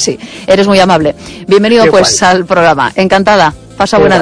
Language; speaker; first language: Spanish; native; Spanish